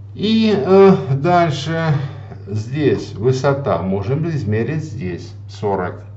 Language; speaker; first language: Russian; native; Russian